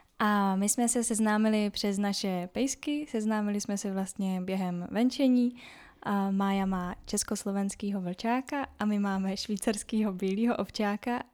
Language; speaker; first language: Czech; native; Czech